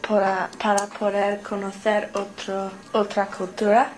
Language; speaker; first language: Spanish; non-native, learner; English